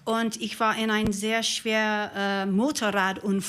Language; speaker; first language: German; non-native, learner; English